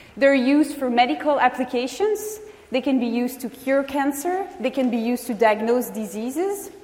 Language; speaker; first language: English; non-native, fluent; French